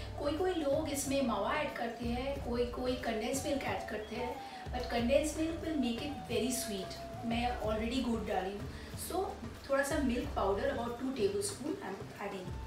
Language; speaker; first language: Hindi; non-native, local second language; Bangla